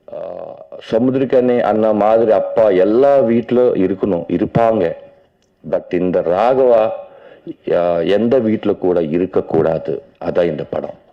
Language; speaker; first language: Tamil; non-native, learner; Telugu